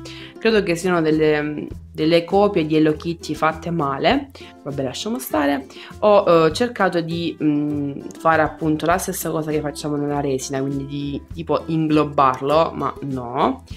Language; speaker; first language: Italian; native; Italian